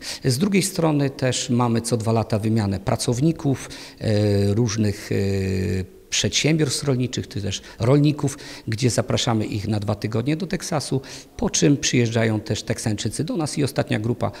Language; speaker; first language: Polish; native; Polish